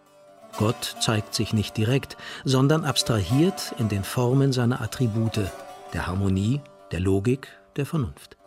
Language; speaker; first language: German; native; German